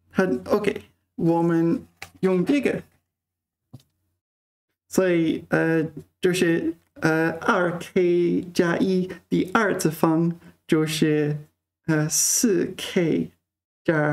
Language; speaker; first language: Chinese; non-native, fluent; English